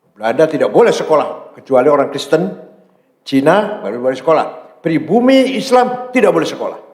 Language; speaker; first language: Malay; non-native, local second language; Javanese